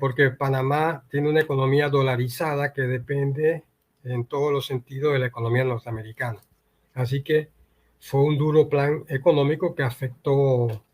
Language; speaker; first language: Spanish; native; Spanish